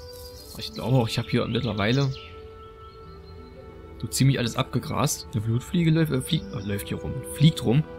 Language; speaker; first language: German; native; German